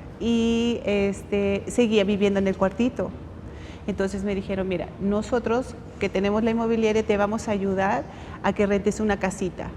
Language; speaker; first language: Spanish; native; Spanish